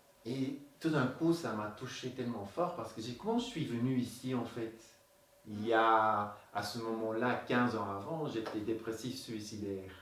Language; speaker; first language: French; non-native, local second language; Dutch